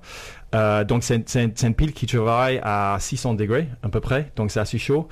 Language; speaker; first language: French; non-native, fluent; English